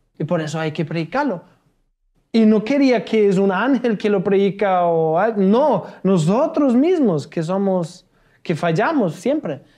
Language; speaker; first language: Spanish; non-native, fluent; German